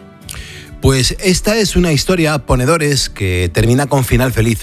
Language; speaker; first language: Spanish; native; Spanish